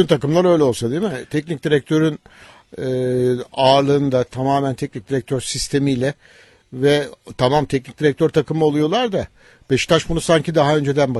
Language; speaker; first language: Turkish; native; Turkish